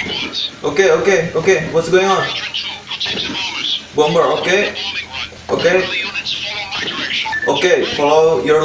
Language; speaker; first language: English; non-native, learner; Indonesian